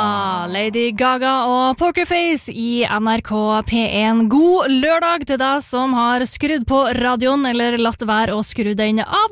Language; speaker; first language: Norwegian; native; Norwegian